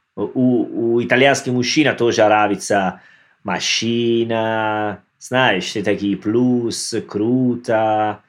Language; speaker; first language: Russian; non-native, learner; Italian